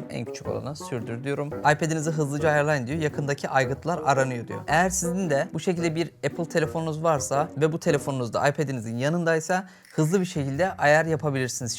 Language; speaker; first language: Turkish; native; Turkish